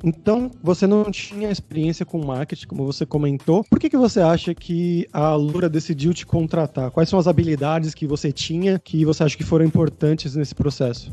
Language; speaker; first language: Portuguese; native; Portuguese